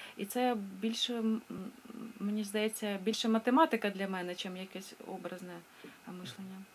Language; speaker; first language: Ukrainian; non-native, local second language; Russian